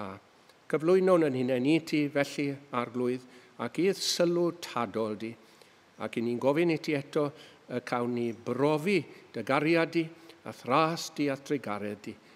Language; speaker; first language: Welsh; native; Welsh